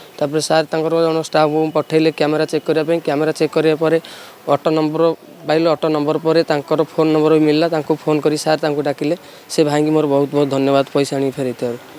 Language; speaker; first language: Odia; native; Odia